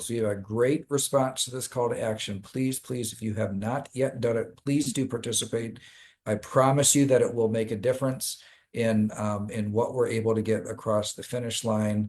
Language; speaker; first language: English; native; English